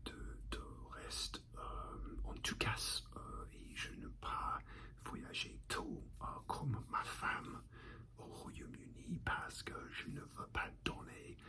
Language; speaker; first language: French; non-native, learner; English